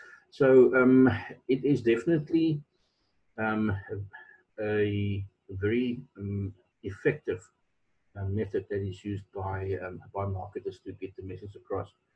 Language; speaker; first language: English; non-native, local second language; Afrikaans